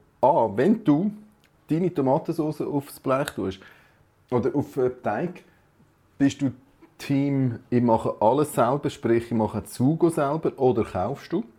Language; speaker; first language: German; native; German